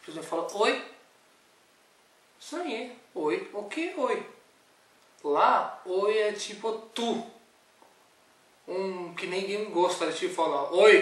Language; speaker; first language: Portuguese; non-native, learner; Urdu